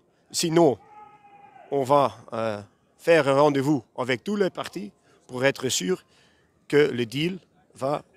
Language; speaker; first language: French; non-native, local second language; Dutch